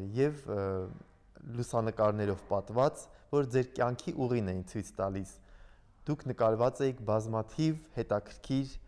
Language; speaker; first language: Armenian; native; Armenian